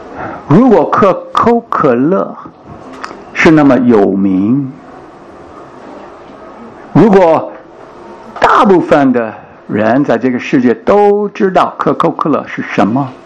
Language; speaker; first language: Chinese; non-native, fluent; English